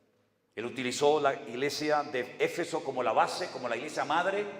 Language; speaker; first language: Spanish; native; Spanish